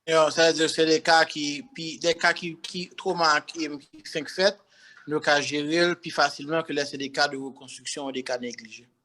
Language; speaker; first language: French; non-native, local second language; Haitian Creole